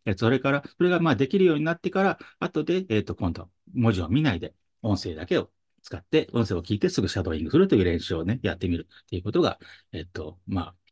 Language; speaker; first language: Japanese; native; Japanese